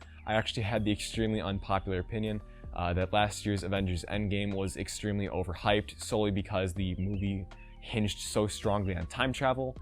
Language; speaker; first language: English; native; English